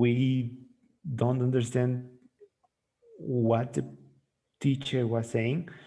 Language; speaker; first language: English; non-native, learner; Spanish